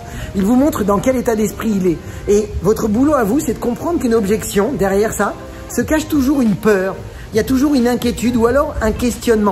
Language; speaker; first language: French; native; French